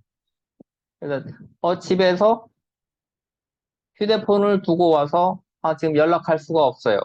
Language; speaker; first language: Korean; native; Korean